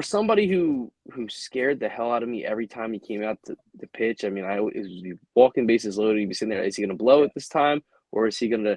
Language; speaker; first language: English; native; English